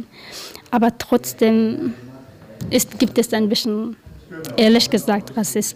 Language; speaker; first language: German; non-native, learner; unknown